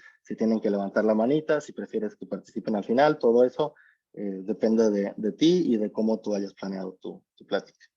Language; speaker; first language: Spanish; native; Spanish